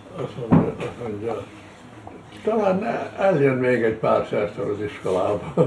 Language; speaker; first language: Hungarian; early bilingual, heritage; Hungarian